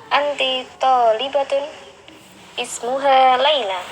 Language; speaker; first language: Arabic; non-native, learner; Indonesian